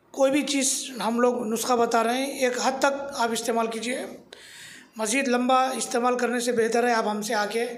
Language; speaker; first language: Hindi; native; Hindi